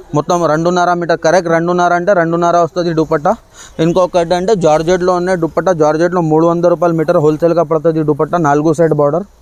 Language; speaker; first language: Telugu; non-native, local second language; Urdu